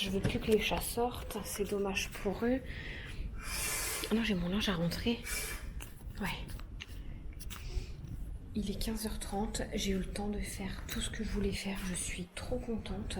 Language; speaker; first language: French; native; French